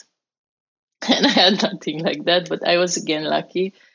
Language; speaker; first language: English; non-native, fluent; Romanian